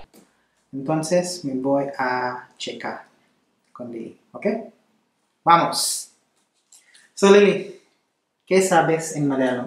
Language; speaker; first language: Spanish; non-native, learner; Malayalam